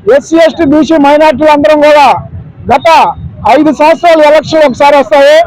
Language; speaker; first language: Telugu; native; Telugu